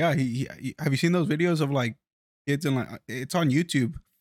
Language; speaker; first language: English; early bilingual, other home language; Spanish